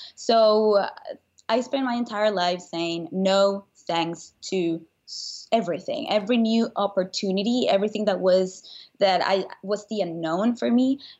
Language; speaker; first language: English; non-native, fluent; Spanish